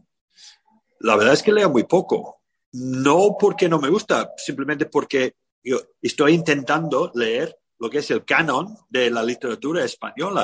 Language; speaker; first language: Spanish; non-native, fluent; English